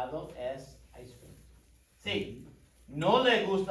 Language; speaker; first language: Spanish; non-native, fluent; English